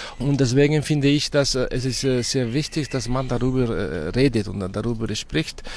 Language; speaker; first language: German; non-native, fluent; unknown